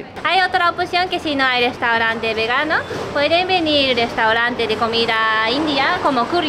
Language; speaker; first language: Spanish; non-native, fluent; Japanese